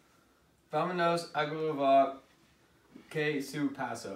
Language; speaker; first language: Spanish; non-native, learner; English